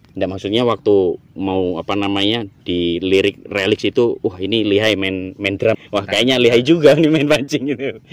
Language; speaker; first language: Indonesian; non-native, local second language; Javanese